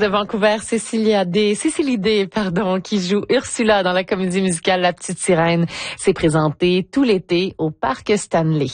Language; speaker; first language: French; native; French